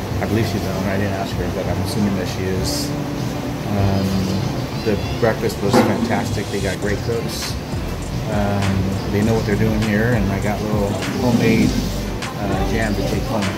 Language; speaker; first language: English; native; English